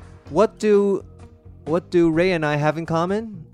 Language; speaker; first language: English; early bilingual, other home language; Chinese